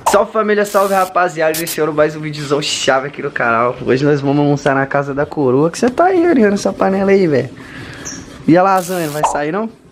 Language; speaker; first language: Portuguese; native; Portuguese